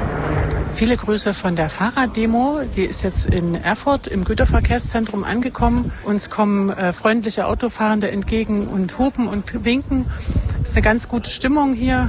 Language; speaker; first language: German; native; German